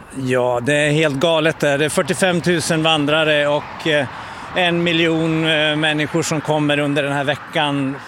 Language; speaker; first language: Swedish; native; Swedish